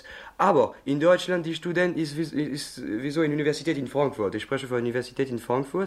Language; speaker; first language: German; non-native, learner; French